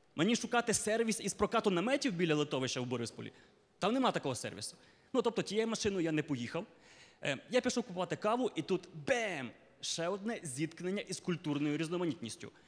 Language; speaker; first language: Ukrainian; native; Ukrainian